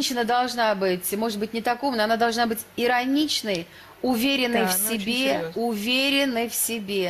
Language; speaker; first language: Russian; native; Russian